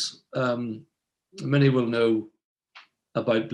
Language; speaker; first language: English; native; English